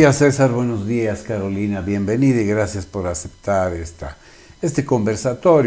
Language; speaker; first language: Spanish; native; Spanish